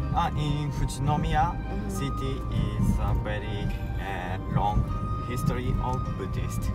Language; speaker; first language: English; non-native, learner; Japanese